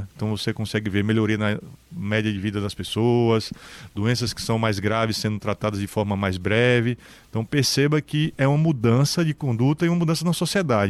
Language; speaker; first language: Portuguese; native; Portuguese